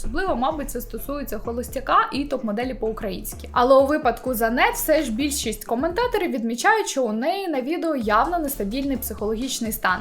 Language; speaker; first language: Ukrainian; native; Ukrainian